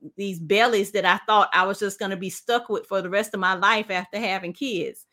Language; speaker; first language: English; native; English